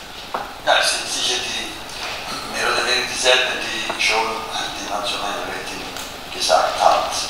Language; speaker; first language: German; non-native, local second language; Italian